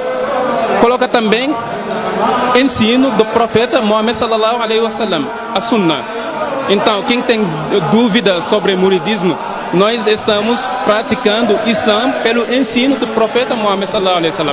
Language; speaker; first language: Portuguese; non-native, fluent; Wolof